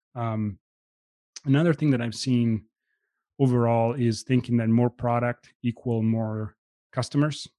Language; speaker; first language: English; non-native, fluent; Italian